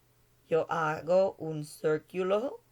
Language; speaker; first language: Spanish; non-native, learner; English